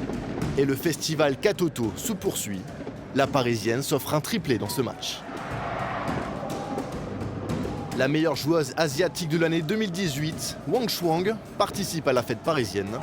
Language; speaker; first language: French; native; French